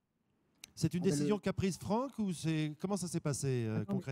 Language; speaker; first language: French; native; French